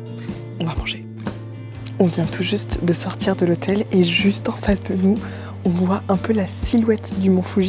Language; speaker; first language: French; native; French